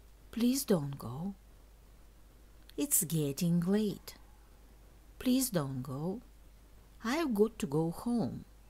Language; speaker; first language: English; non-native, fluent; Russian